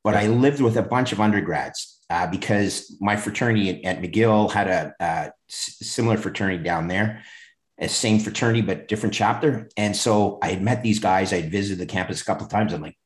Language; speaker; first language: English; native; English